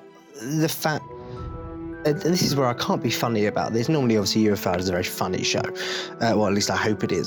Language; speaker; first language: English; native; English